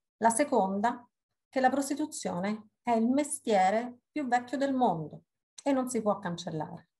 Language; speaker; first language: Italian; native; Italian